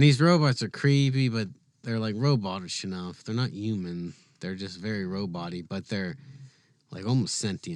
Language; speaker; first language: English; native; English